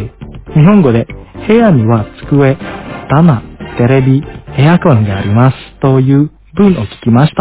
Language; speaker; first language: Japanese; non-native, fluent; Indonesian